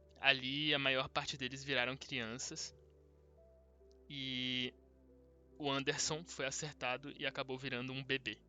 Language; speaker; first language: Portuguese; native; Portuguese